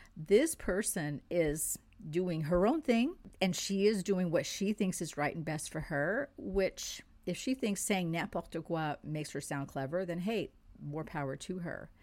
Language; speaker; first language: English; non-native, fluent; French